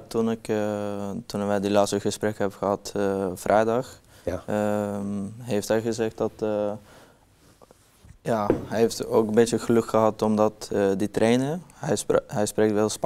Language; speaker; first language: Dutch; non-native, learner; Norwegian